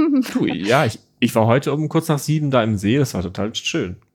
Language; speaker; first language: German; native; German